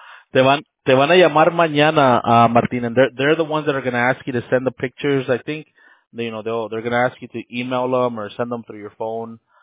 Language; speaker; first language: English; early bilingual, other home language; Spanish